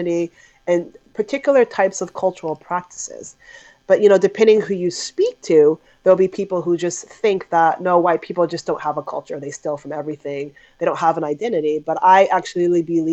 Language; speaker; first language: English; native; English